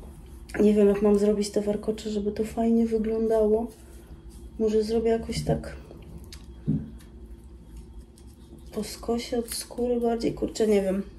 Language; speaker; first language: Polish; native; Polish